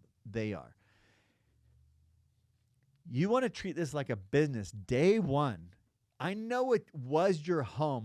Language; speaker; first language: English; native; English